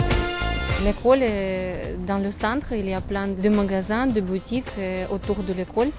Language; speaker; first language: French; non-native, learner; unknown